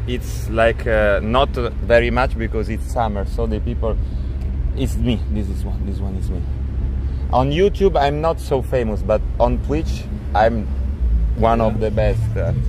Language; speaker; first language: English; non-native, learner; Italian